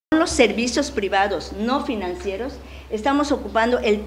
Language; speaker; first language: Spanish; native; Spanish